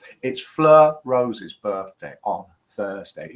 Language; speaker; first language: English; native; English